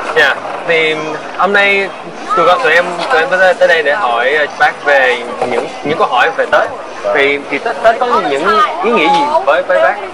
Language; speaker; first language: Vietnamese; early bilingual, heritage; Vietnamese